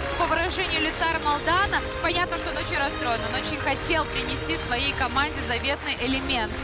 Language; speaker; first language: Russian; native; Russian